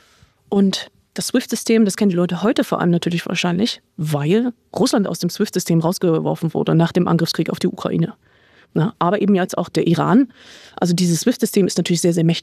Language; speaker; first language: German; native; German